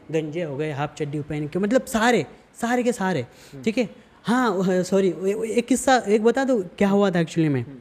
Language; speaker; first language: Hindi; non-native, local second language; Marathi